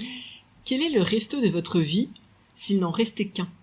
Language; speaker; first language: French; native; French